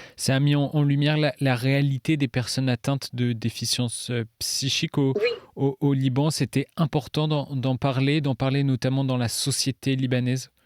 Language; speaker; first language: French; native; French